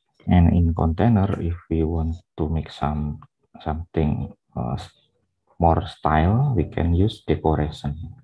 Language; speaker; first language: English; non-native, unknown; Indonesian